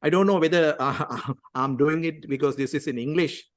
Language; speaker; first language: English; non-native, local second language; Tamil